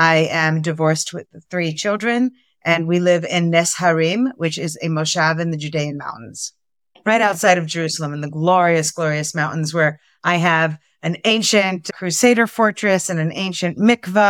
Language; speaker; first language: English; native; English